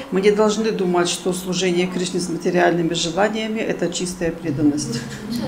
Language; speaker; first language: Russian; native; Russian